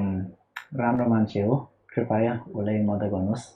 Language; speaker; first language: Nepali; early bilingual, heritage; Nepali